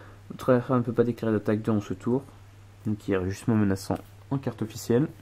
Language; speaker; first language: French; native; French